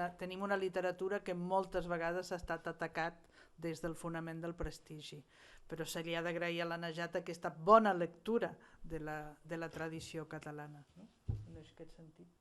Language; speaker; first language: Catalan; non-native, fluent; Spanish